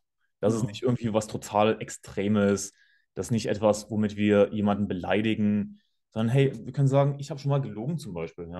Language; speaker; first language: German; native; German